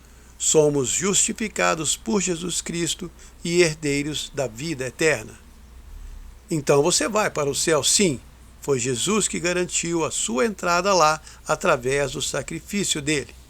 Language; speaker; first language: Portuguese; native; Portuguese